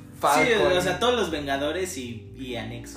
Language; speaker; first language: Spanish; native; Spanish